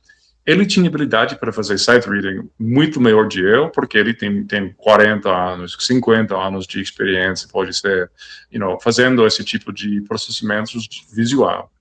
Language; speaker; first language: Portuguese; non-native, fluent; English